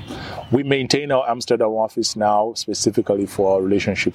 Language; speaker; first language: English; non-native, local second language; Ganda